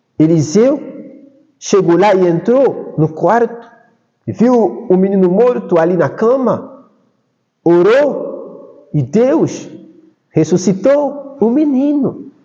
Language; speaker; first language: Portuguese; non-native, fluent; Haitian Creole